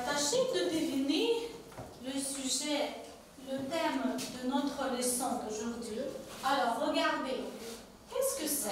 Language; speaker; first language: French; non-native, fluent; Ukrainian